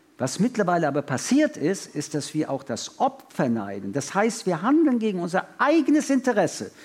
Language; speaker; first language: German; early bilingual, other home language; French